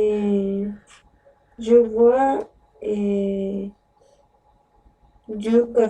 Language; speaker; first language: French; non-native, learner; Spanish